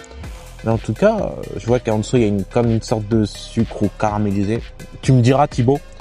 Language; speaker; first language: French; native; French